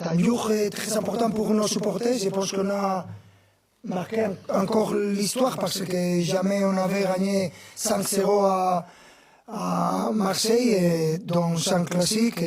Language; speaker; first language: French; non-native, fluent; Spanish